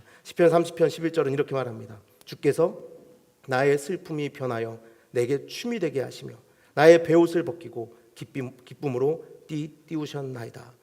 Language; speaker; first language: Korean; native; Korean